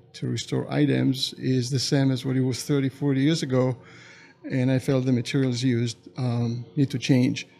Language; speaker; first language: English; non-native, fluent; Hebrew